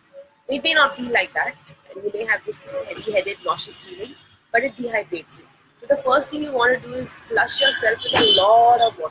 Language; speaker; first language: English; non-native, local second language; Hindi